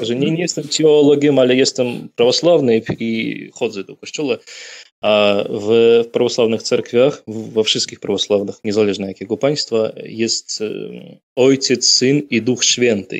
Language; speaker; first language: Polish; non-native, fluent; Russian